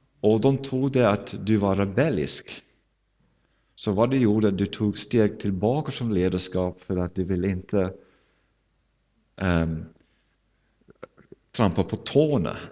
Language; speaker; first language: Swedish; non-native, fluent; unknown